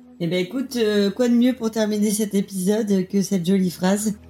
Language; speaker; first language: French; native; French